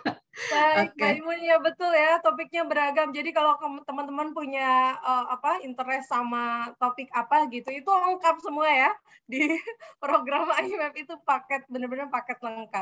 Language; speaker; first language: Indonesian; native; Indonesian